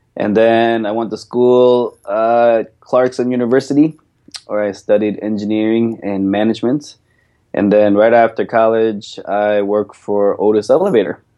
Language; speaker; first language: English; early bilingual, other home language; Korean